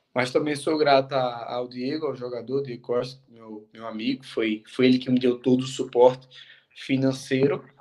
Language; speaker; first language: Portuguese; native; Portuguese